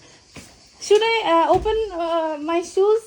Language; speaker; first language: English; non-native, fluent; Bangla